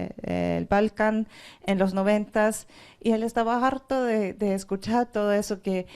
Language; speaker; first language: Spanish; non-native, fluent; Norwegian